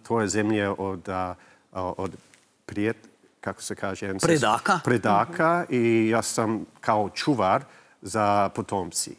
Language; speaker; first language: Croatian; early bilingual, heritage; English